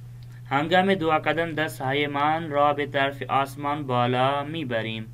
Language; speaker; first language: Persian; non-native, fluent; Urdu